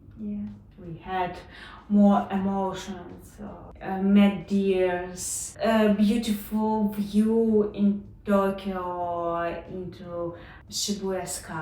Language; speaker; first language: English; non-native, learner; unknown